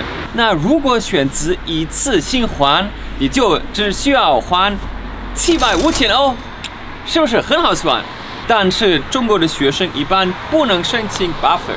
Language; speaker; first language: Chinese; non-native, fluent; German